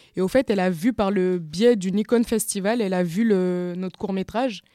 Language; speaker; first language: French; native; French